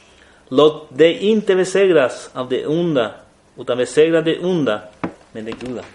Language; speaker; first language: Swedish; non-native, fluent; Spanish